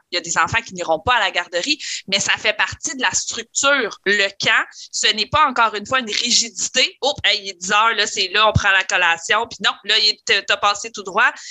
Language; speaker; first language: French; native; French